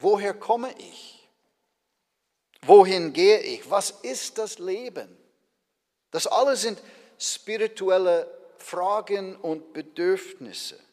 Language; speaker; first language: German; non-native, fluent; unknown